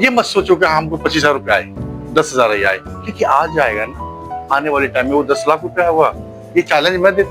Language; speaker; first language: Hindi; native; Hindi